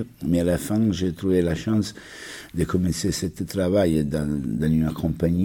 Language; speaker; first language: French; non-native, learner; Italian